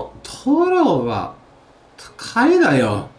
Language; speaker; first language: Japanese; non-native, learner; English